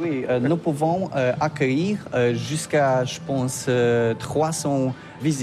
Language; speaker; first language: French; non-native, learner; Polish